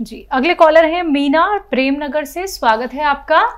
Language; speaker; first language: Hindi; native; Hindi